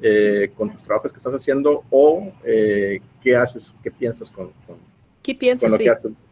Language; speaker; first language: Spanish; native; Spanish